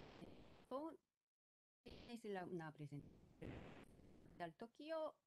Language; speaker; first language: Spanish; non-native, fluent; Japanese